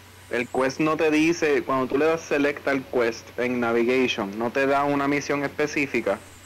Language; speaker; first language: Spanish; early bilingual, heritage; Spanish